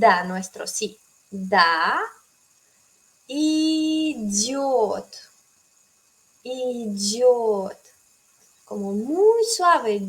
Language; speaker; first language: Spanish; non-native, fluent; Russian